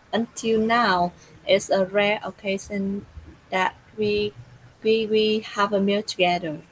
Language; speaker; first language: English; non-native, learner; Vietnamese